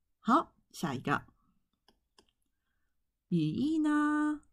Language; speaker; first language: Chinese; non-native, fluent; Japanese